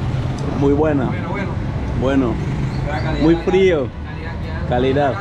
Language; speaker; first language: Spanish; non-native, learner; Dutch